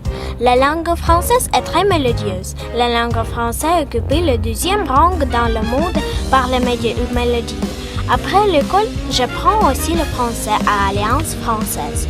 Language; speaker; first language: French; non-native, learner; Ukrainian